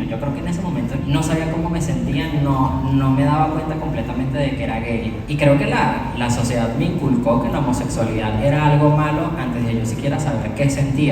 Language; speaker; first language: Spanish; native; Spanish